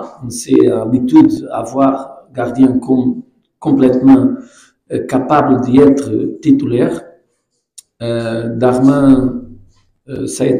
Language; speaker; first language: French; non-native, fluent; Portuguese